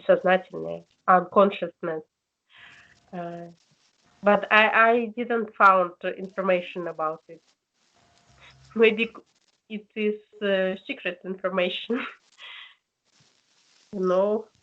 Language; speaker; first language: English; non-native, learner; Russian